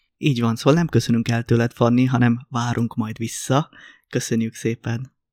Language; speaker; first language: Hungarian; non-native, fluent; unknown